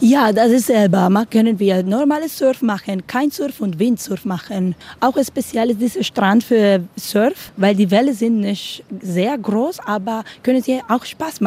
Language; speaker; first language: German; non-native, learner; Spanish